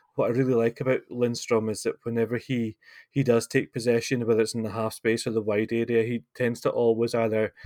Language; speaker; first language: English; native; English